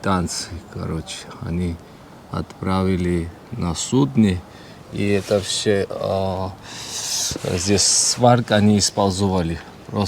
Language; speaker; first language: Russian; non-native, learner; Georgian